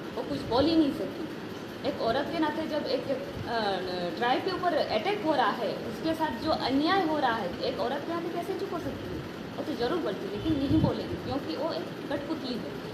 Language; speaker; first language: Hindi; non-native, local second language; Santali